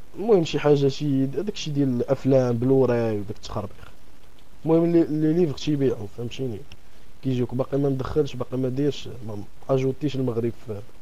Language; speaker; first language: Arabic; native; Arabic